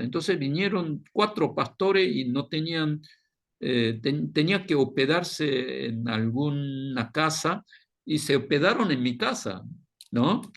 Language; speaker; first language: Spanish; non-native, fluent; Korean